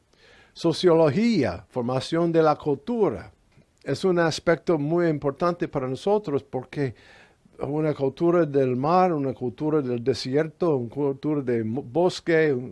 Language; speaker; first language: Spanish; non-native, fluent; English